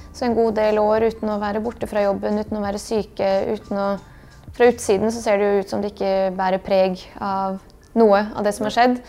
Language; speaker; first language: Norwegian; early bilingual, other home language; Bosnian